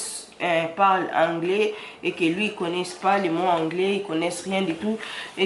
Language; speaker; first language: French; non-native, local second language; Lingala